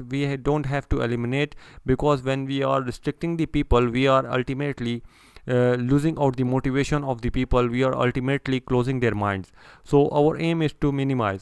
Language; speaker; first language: English; non-native, local second language; Urdu